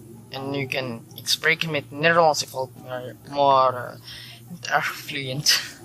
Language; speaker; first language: Dutch; non-native, learner; Filipino